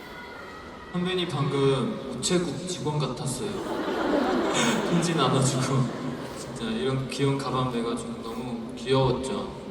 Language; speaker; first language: Korean; non-native, fluent; Chinese